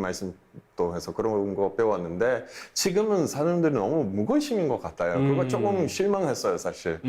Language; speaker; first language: Korean; non-native, fluent; Portuguese